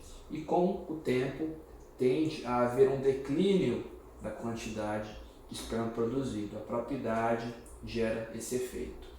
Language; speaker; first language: Portuguese; native; Portuguese